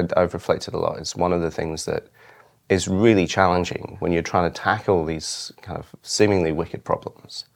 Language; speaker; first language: English; native; English